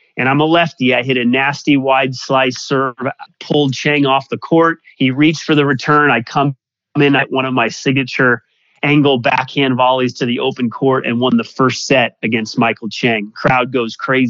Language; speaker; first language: English; native; English